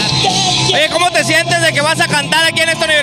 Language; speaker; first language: Spanish; native; Spanish